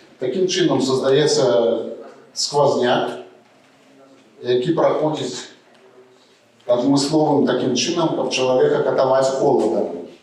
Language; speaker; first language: Belarusian; non-native, local second language; Russian